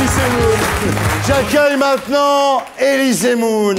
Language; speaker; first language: French; native; French